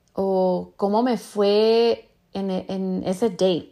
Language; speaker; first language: Spanish; early bilingual, heritage; Spanish